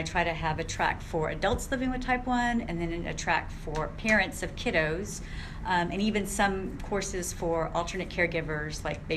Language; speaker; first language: English; native; English